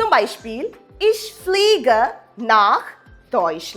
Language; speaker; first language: German; non-native, fluent; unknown